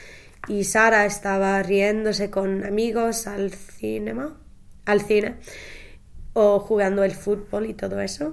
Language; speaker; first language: Spanish; non-native, learner; English